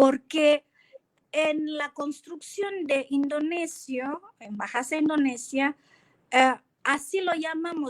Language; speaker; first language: Spanish; non-native, fluent; Indonesian